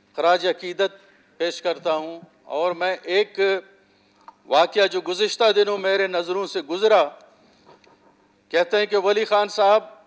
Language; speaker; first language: Urdu; non-native, local second language; Baluchi